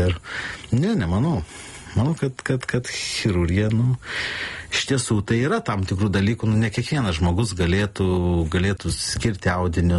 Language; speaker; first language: Lithuanian; native; Lithuanian